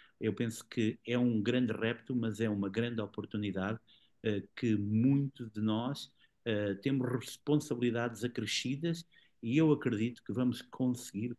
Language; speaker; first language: Portuguese; native; Portuguese